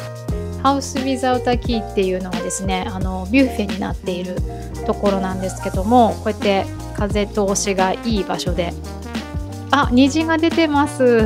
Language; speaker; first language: Japanese; native; Japanese